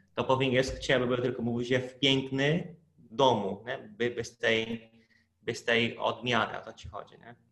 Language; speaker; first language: Polish; non-native, fluent; Portuguese